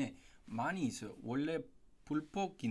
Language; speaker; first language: Korean; non-native, fluent; Spanish